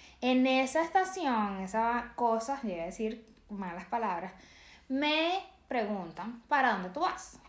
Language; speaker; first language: Spanish; native; Spanish